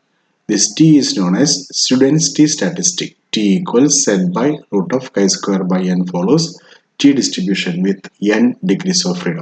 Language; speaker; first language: English; non-native, local second language; Malayalam